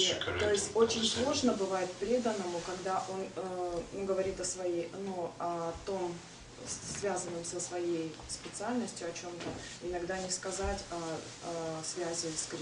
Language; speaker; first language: Russian; native; Russian